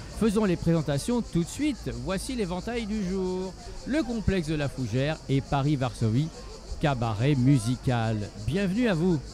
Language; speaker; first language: French; native; French